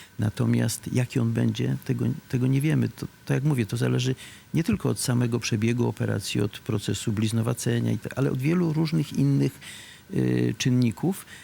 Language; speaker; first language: Polish; native; Polish